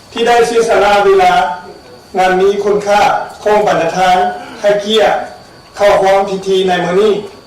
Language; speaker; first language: Lao; non-native, learner; Chinese